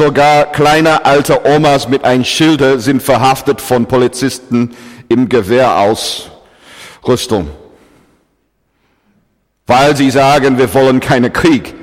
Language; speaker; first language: German; non-native, fluent; English